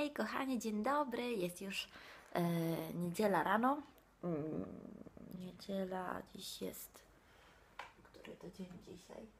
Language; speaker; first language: Polish; non-native, fluent; Italian